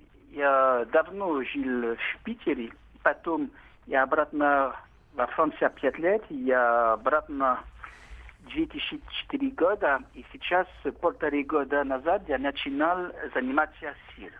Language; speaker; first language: Russian; non-native, learner; French